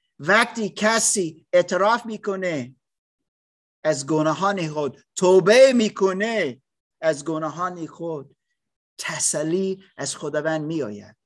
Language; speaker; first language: Persian; non-native, learner; English